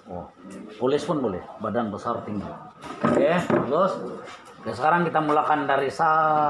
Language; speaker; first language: Malay; native; Malay